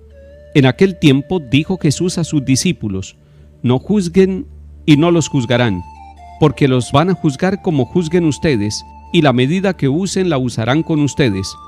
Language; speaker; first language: Spanish; native; Spanish